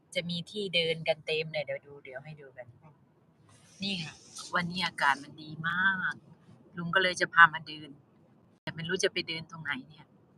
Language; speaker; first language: Thai; native; Thai